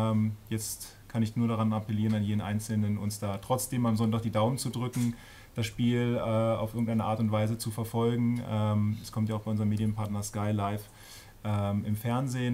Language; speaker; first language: German; native; German